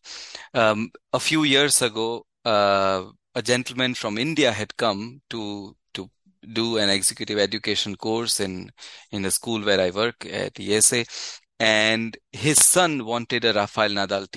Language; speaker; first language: English; non-native, local second language; Gujarati